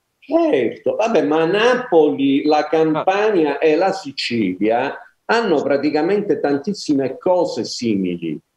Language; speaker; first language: Italian; native; Italian